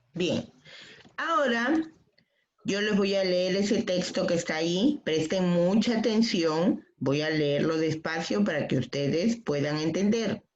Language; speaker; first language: Spanish; native; Spanish